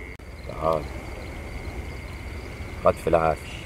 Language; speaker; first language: Arabic; native; Arabic